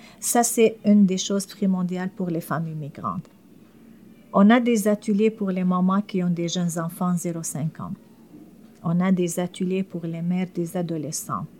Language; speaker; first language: French; non-native, fluent; Arabic